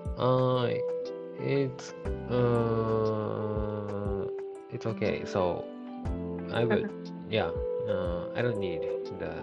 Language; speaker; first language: English; non-native, learner; Japanese